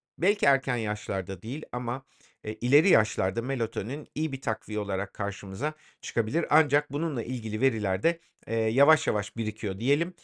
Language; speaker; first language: Turkish; native; Turkish